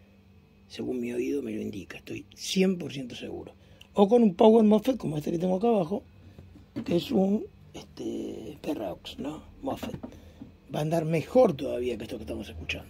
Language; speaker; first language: Spanish; native; Spanish